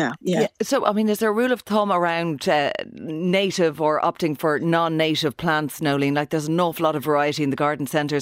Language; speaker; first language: English; native; English